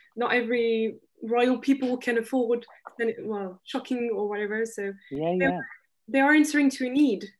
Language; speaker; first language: English; non-native, fluent; French